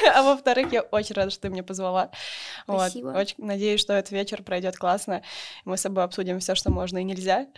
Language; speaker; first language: Russian; native; Russian